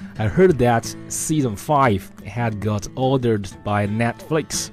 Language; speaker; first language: English; non-native, fluent; Chinese